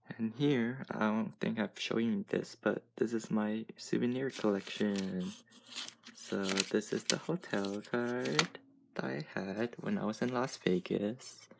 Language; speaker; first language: English; native; English